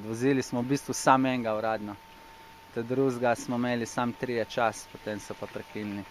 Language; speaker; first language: Slovenian; native; Slovenian